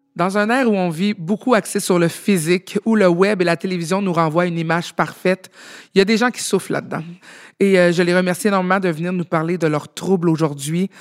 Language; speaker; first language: French; native; French